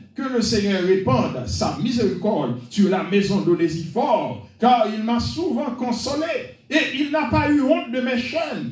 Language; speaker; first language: French; non-native, local second language; Haitian Creole